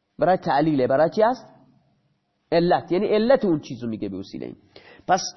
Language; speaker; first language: Persian; non-native, local second language; Baluchi